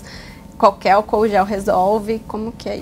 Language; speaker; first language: Portuguese; native; Portuguese